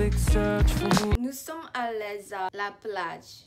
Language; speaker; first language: French; non-native, learner; Korean